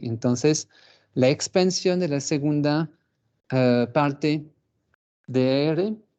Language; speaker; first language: Spanish; non-native, fluent; French